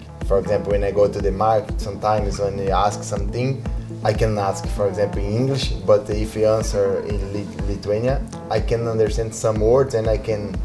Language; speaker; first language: English; non-native, learner; Portuguese